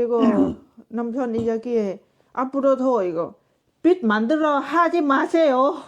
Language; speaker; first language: Korean; non-native, learner; Lao